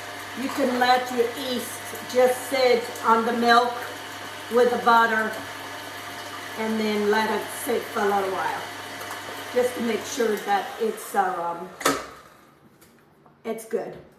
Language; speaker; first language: English; non-native, fluent; Portuguese